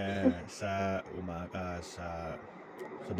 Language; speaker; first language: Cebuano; non-native, learner; English